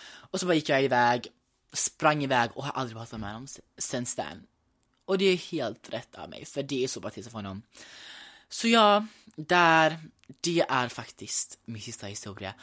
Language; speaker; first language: Swedish; early bilingual, heritage; Swedish